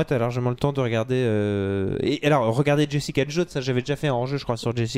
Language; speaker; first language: French; native; French